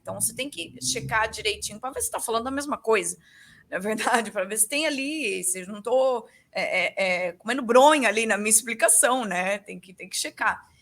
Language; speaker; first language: Portuguese; native; Portuguese